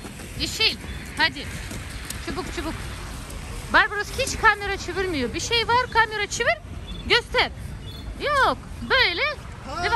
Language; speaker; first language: Turkish; non-native, learner; Russian